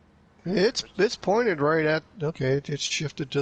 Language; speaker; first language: English; native; English